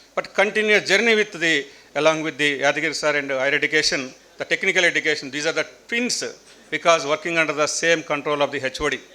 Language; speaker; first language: English; non-native, local second language; Telugu